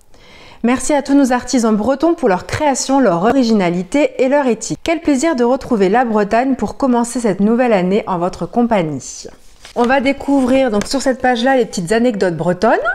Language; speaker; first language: French; native; French